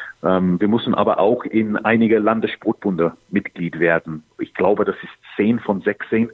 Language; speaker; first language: German; non-native, fluent; English